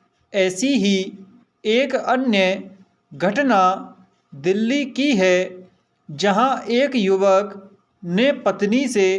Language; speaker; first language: Hindi; native; Hindi